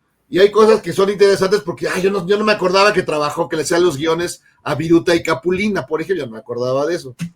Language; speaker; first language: Spanish; native; Spanish